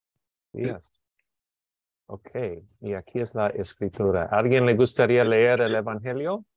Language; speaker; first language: Spanish; non-native, learner; English